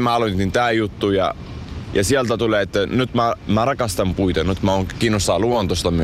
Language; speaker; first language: Finnish; non-native, fluent; Arabic